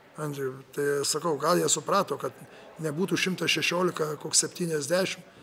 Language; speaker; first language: Lithuanian; native; Lithuanian